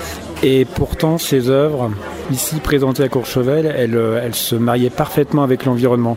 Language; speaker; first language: French; native; French